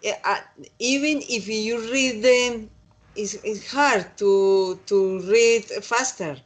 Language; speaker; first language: English; non-native, learner; Spanish